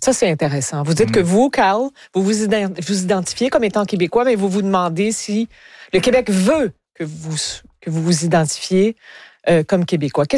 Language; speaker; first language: French; native; French